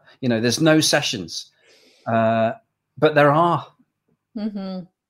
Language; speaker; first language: English; native; English